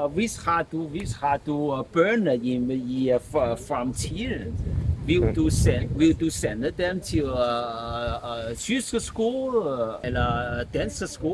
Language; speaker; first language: Danish; non-native, learner; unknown